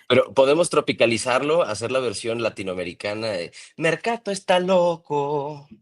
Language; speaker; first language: Spanish; native; Spanish